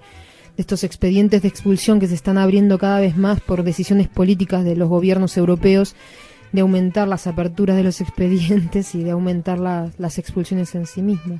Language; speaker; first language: Spanish; native; Spanish